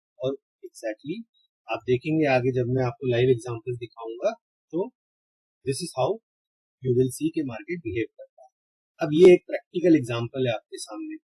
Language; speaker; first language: Hindi; native; Hindi